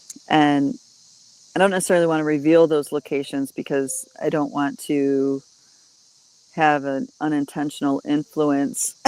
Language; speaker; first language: English; native; English